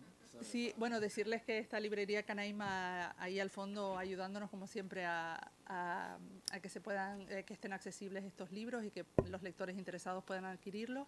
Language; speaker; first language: Spanish; native; Spanish